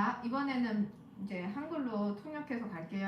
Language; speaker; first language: Korean; native; Korean